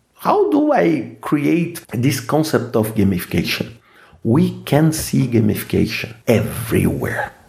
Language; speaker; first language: English; non-native, fluent; Portuguese